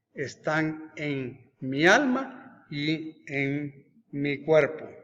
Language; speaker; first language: Spanish; native; Spanish